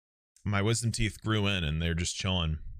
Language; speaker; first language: English; native; English